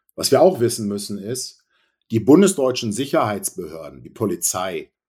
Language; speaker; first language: German; native; German